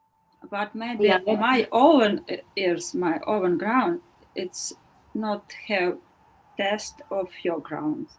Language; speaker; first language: English; non-native, learner; Ukrainian